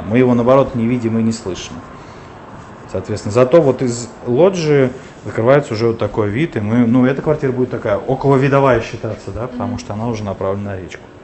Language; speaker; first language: Russian; native; Russian